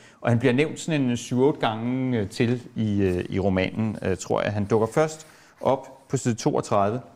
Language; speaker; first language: Danish; native; Danish